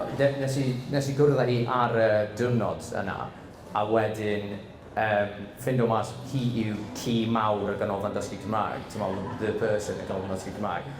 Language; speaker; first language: Welsh; non-native, local second language; English